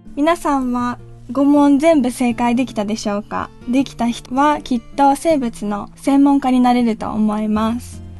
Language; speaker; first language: Japanese; native; Japanese